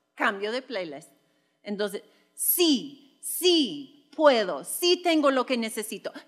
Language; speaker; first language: Spanish; non-native, fluent; English